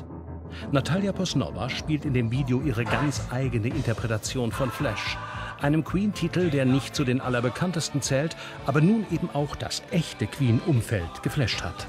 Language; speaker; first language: German; native; German